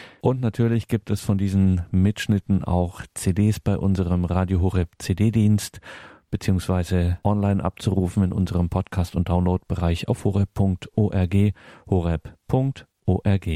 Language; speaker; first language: German; native; German